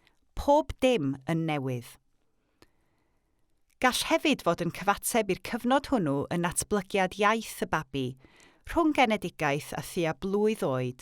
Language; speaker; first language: Welsh; native; Welsh